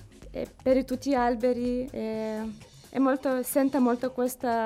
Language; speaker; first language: Italian; non-native, learner; Lithuanian